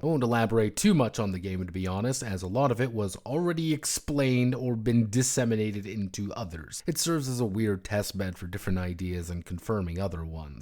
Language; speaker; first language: English; native; English